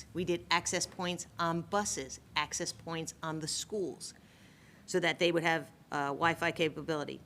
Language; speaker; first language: English; native; English